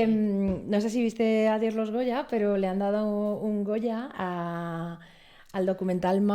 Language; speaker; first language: Spanish; native; Spanish